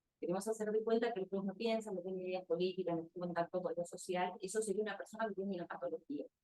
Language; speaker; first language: Spanish; native; Spanish